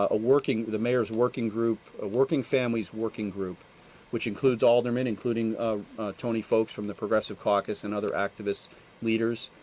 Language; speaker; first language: English; native; English